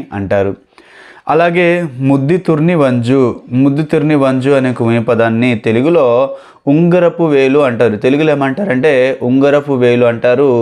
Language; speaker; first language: Telugu; non-native, local second language; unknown